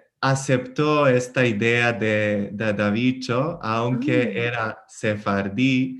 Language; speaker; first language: Spanish; non-native, fluent; Serbian